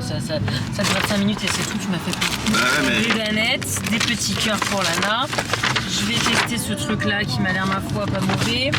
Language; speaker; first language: French; native; French